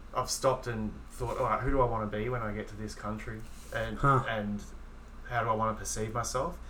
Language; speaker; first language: English; native; English